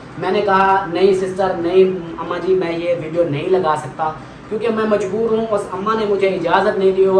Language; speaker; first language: Urdu; non-native, local second language; Saraiki